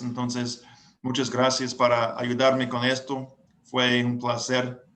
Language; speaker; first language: Spanish; non-native, learner; English